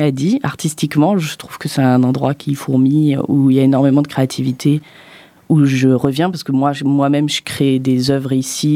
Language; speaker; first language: French; native; French